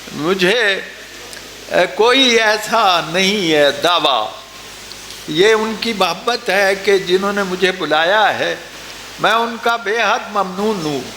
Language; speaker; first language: Urdu; non-native, local second language; Punjabi